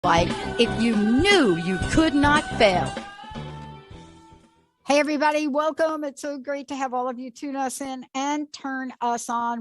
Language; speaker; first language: English; native; English